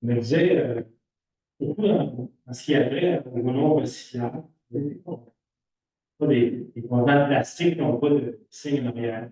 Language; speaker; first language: French; native; French